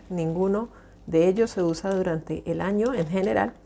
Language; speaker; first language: Spanish; native; Spanish